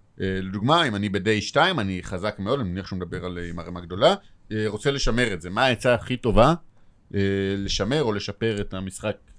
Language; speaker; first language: Hebrew; native; Hebrew